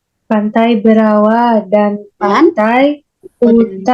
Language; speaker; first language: Indonesian; non-native, learner; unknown